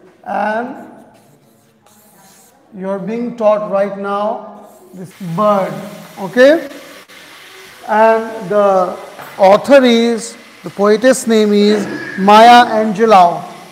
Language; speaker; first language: English; non-native, local second language; Hindi